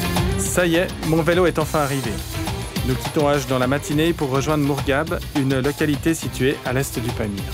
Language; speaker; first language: French; native; French